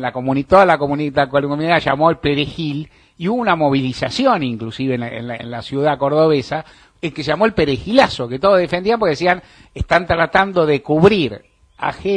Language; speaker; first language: Spanish; native; Spanish